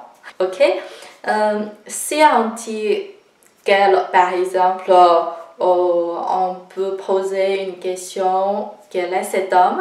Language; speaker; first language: French; non-native, fluent; Chinese